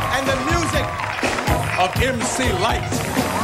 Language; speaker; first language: English; native; English